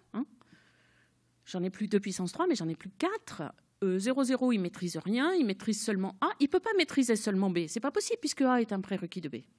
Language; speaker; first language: French; native; French